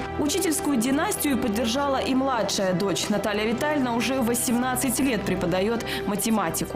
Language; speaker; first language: Russian; native; Russian